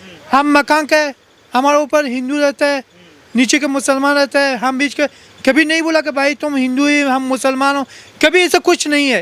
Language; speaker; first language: Hindi; non-native, learner; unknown